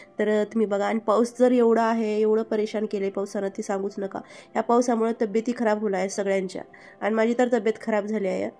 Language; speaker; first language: Marathi; early bilingual, heritage; Marathi